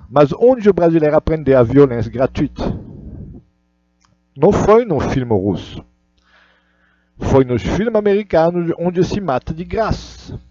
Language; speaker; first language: Portuguese; non-native, learner; Russian